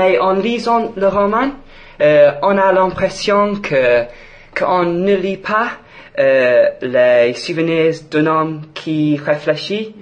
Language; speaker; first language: French; non-native, fluent; English